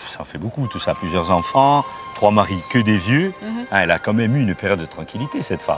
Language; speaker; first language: French; native; French